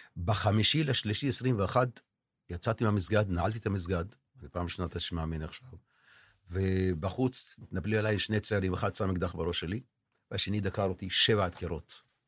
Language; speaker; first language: Hebrew; non-native, local second language; Arabic